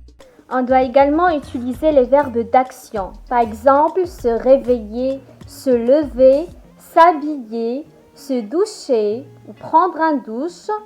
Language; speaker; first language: French; non-native, local second language; Arabic